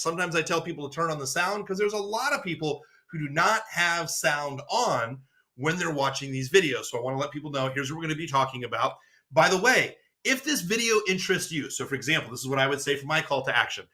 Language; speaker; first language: English; native; English